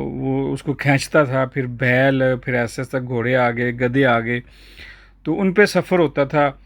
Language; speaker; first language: Urdu; native; Urdu